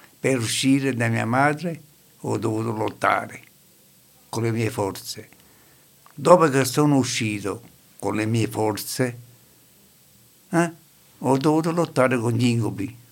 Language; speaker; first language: Italian; non-native, learner; Arabic